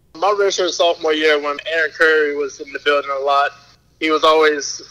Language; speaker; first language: English; native; English